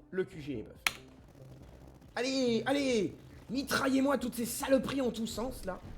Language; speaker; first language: French; native; French